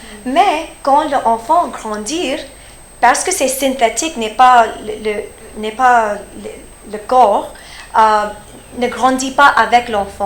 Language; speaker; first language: French; early bilingual, heritage; French